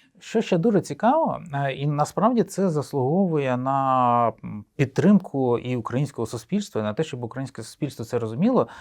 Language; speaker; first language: Ukrainian; native; Ukrainian